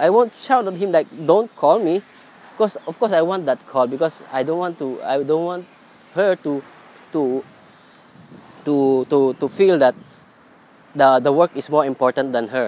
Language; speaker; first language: English; non-native, local second language; Filipino